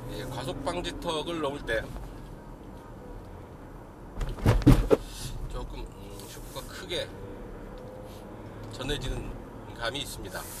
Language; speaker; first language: Korean; native; Korean